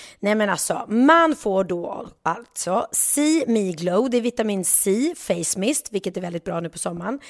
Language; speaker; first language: Swedish; native; Swedish